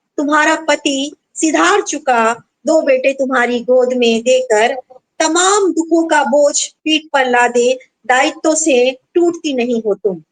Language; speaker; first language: Hindi; non-native, local second language; Bangla